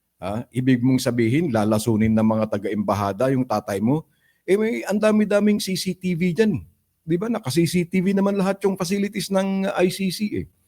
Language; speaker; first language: Filipino; native; Filipino